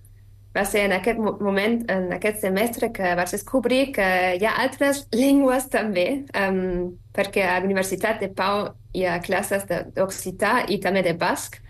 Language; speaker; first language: Catalan; non-native, fluent; German